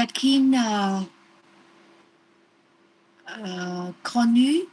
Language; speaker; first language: French; non-native, learner; Vietnamese